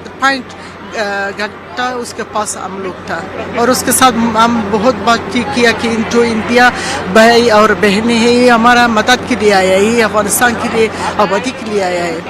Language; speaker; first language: Hindi; non-native, learner; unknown